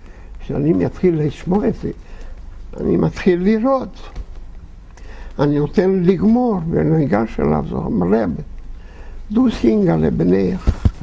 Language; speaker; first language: Hebrew; non-native, fluent; Yiddish